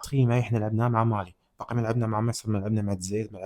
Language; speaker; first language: Arabic; native; Arabic